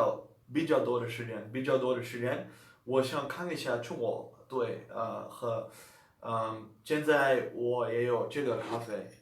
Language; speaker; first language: Chinese; non-native, learner; Dutch